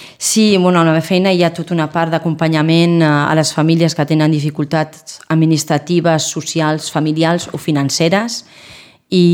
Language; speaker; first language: Catalan; non-native, local second language; Spanish